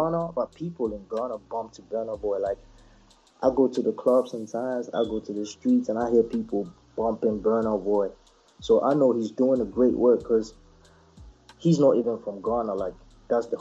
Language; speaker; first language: English; non-native, local second language; Akan